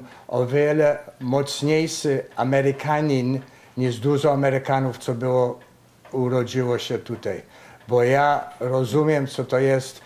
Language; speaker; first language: Polish; early bilingual, heritage; Polish